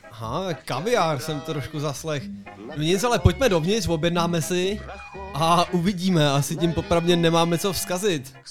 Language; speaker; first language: Czech; native; Czech